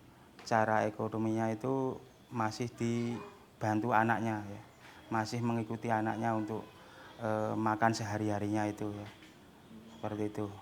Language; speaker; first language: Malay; non-native, local second language; Javanese